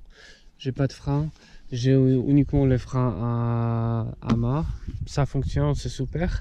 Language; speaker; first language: French; non-native, fluent; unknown